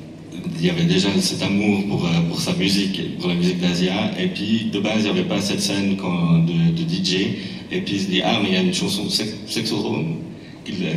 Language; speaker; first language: French; native; French